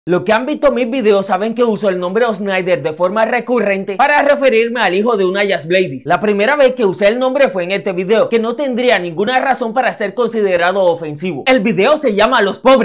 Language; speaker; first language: Spanish; native; Spanish